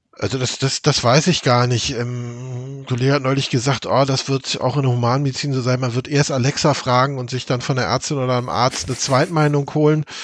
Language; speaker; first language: German; native; German